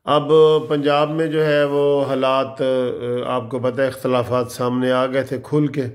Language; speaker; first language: Urdu; native; Urdu